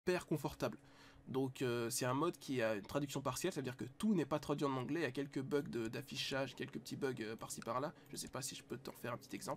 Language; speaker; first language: French; native; French